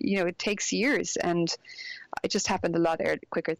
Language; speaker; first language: English; native; English